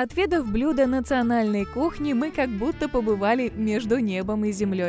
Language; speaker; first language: Russian; native; Russian